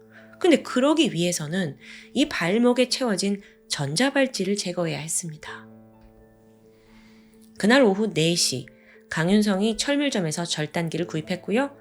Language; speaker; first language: Korean; native; Korean